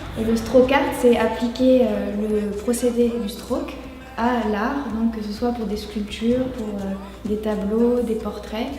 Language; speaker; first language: French; native; French